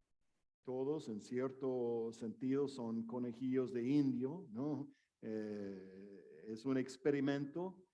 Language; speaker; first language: Spanish; non-native, fluent; English